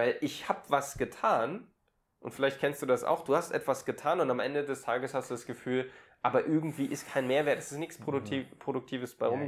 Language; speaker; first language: German; native; German